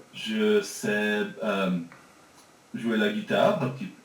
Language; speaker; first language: French; early bilingual, heritage; French